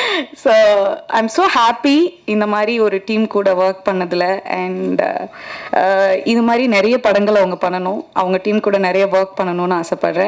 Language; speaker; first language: Tamil; native; Tamil